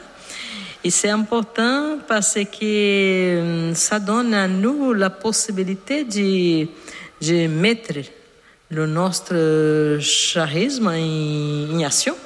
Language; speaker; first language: French; non-native, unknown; Portuguese